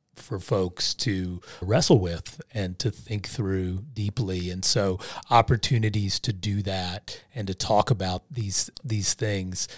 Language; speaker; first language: English; native; English